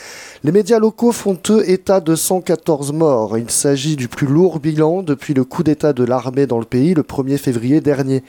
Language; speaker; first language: French; native; French